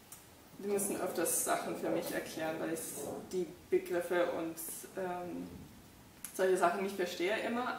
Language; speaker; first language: German; non-native, fluent; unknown